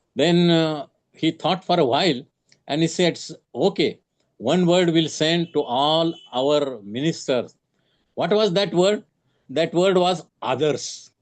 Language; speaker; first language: English; non-native, local second language; Marathi